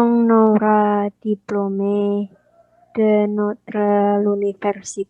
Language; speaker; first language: French; non-native, learner; Indonesian